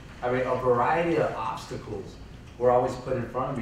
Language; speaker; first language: English; early bilingual, other home language; Spanish